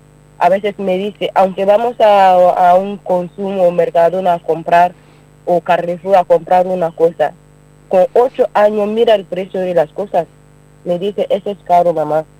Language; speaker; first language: Spanish; non-native, learner; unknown